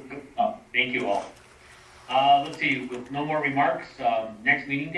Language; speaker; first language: English; native; English